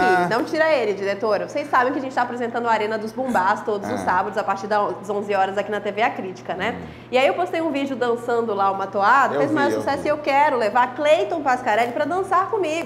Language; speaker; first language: Portuguese; native; Portuguese